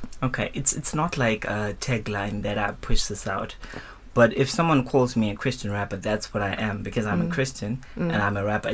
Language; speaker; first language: English; non-native, local second language; Shona